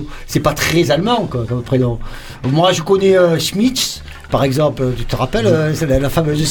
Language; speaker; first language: French; native; French